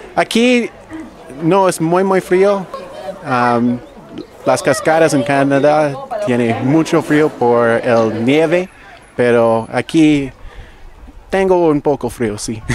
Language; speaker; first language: Spanish; non-native, learner; English